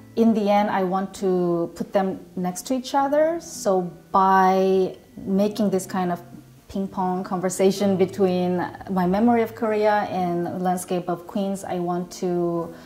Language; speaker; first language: English; non-native, fluent; Korean